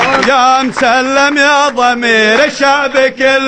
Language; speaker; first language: Arabic; native; Arabic